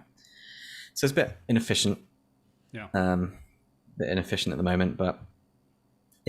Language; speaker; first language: English; native; English